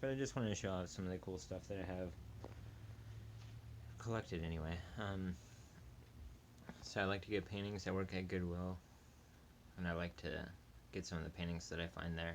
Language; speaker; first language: English; native; English